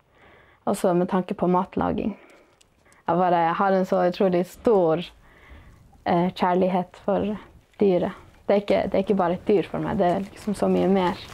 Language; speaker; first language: Norwegian; non-native, local second language; Northern Sami